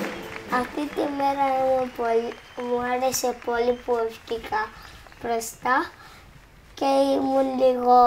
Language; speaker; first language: Greek; early bilingual, other home language; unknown